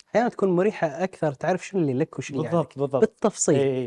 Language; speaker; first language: Arabic; native; Arabic